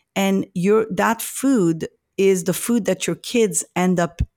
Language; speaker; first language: English; early bilingual, other home language; French